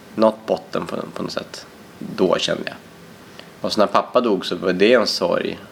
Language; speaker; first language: Swedish; native; Swedish